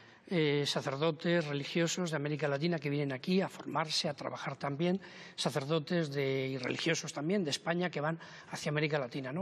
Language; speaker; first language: Spanish; native; Spanish